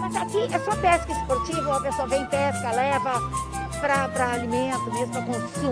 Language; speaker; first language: Portuguese; native; Portuguese